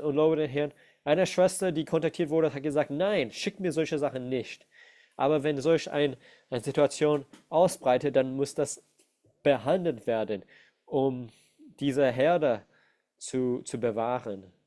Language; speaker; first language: German; non-native, fluent; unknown